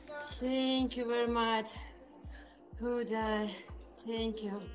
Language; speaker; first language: English; non-native, learner; Russian